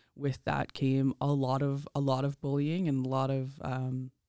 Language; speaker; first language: English; native; English